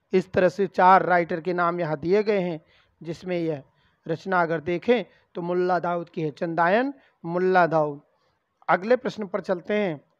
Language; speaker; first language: Hindi; native; Hindi